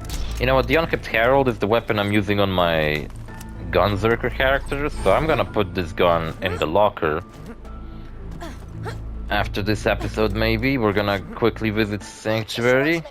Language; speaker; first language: English; non-native, fluent; Polish